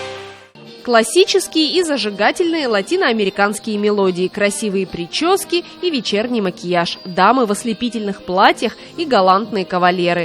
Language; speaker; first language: Russian; native; Russian